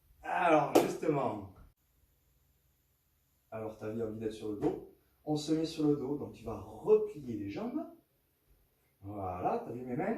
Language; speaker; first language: French; native; French